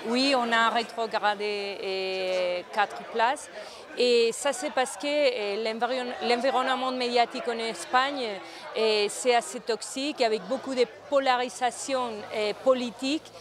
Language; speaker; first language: French; non-native, fluent; Spanish